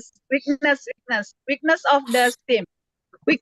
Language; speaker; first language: English; non-native, learner; Indonesian